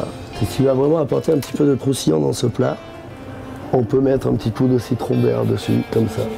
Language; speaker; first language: French; native; French